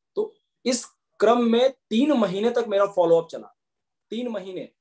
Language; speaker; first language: Hindi; native; Hindi